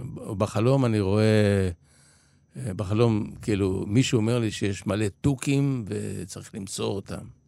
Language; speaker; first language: Hebrew; early bilingual, other home language; Polish